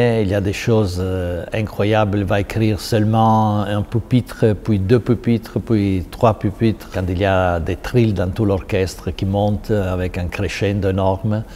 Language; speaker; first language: French; non-native, fluent; Italian